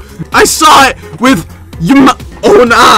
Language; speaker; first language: English; native; English